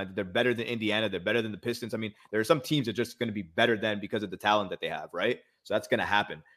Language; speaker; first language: English; native; English